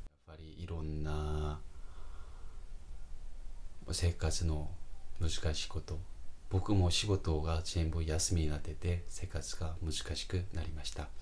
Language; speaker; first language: Japanese; non-native, fluent; Korean